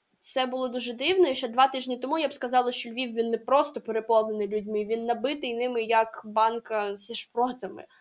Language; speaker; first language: Ukrainian; non-native, local second language; Russian